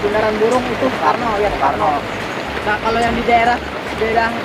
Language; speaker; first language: Indonesian; native; Indonesian